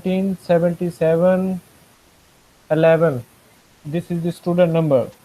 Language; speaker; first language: English; non-native, fluent; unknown